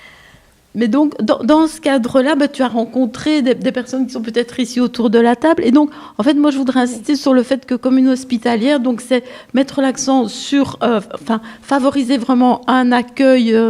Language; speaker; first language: French; native; French